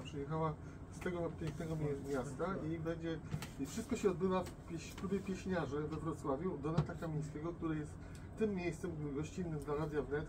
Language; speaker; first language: Polish; native; Polish